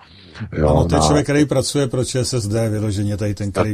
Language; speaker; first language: Czech; native; Czech